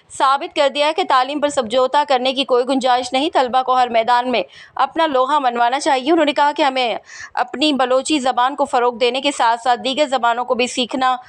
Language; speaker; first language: Urdu; non-native, local second language; Baluchi